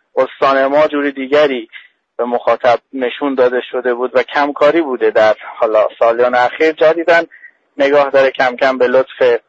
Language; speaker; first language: Persian; non-native, local second language; Baluchi